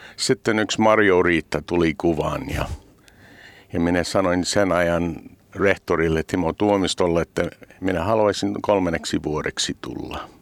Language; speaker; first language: Finnish; non-native, fluent; English